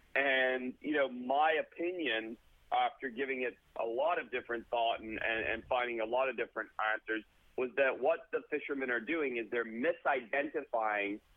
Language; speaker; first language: English; native; English